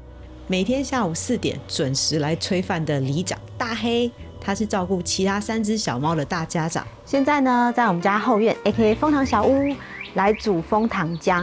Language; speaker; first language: Chinese; native; Chinese